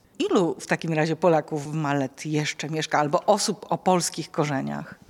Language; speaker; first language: Polish; native; Polish